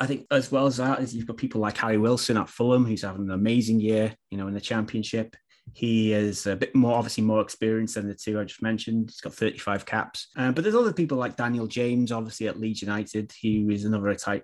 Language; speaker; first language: English; native; English